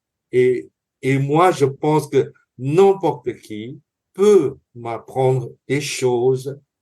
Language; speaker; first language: French; non-native, fluent; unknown